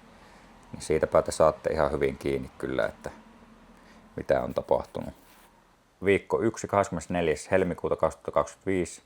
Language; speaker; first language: Finnish; native; Finnish